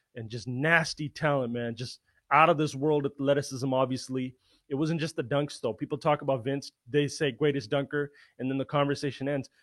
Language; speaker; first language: English; native; English